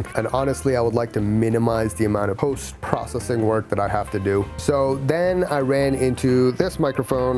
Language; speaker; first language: English; native; English